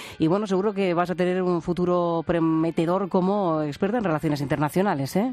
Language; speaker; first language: Spanish; native; Spanish